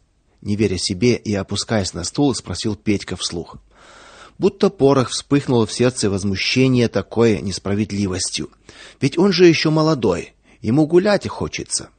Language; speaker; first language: Russian; native; Russian